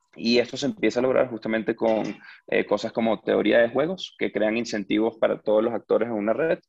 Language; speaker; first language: Spanish; native; Spanish